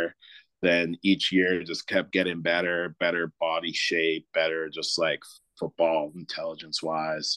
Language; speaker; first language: English; native; English